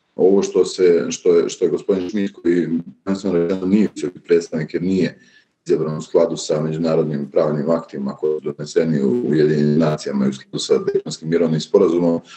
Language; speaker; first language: Serbian; native; Serbian